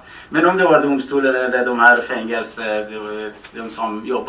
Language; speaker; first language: Swedish; non-native, fluent; Baluchi